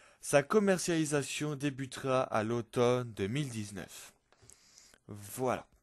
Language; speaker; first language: French; native; French